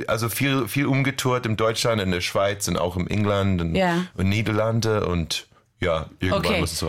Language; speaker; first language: German; non-native, fluent; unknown